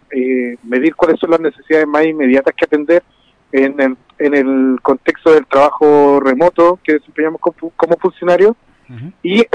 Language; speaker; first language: Spanish; native; Spanish